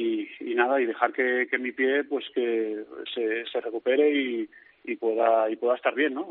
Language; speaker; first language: Spanish; native; Spanish